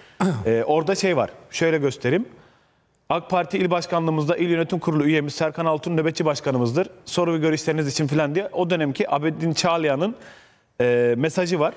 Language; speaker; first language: Turkish; native; Turkish